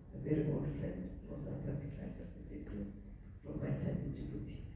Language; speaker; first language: English; non-native, local second language; Amharic